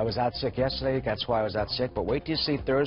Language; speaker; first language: English; native; English